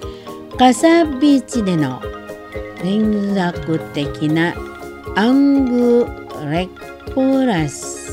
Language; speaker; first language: Japanese; non-native, fluent; Indonesian